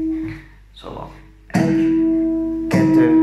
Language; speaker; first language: Hungarian; non-native, learner; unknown